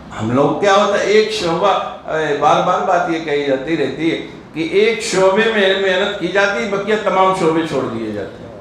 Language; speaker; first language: Urdu; native; Urdu